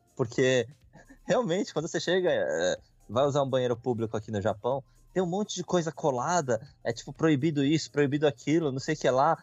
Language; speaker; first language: Portuguese; native; Portuguese